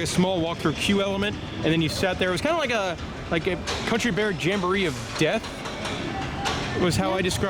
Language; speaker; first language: English; native; English